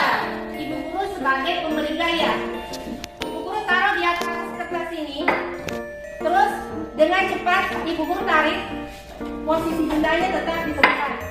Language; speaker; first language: Indonesian; native; Indonesian